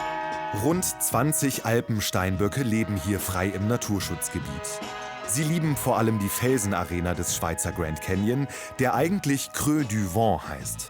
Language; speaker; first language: German; native; German